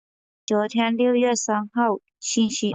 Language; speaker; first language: Chinese; non-native, learner; Burmese